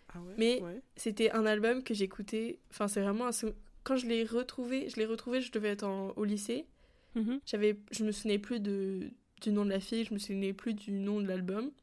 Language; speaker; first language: French; native; French